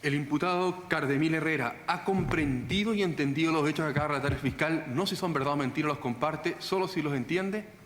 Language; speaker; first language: Spanish; native; Spanish